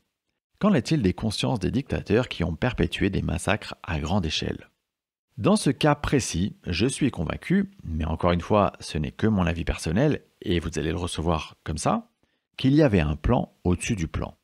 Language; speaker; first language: French; native; French